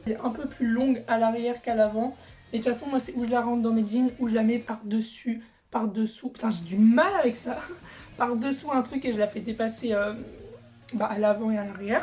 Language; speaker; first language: French; native; French